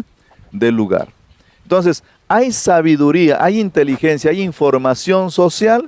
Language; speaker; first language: Spanish; non-native, fluent; Portuguese